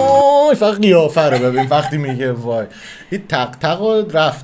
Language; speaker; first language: Persian; native; Persian